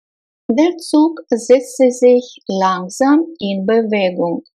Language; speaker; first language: German; non-native, fluent; Russian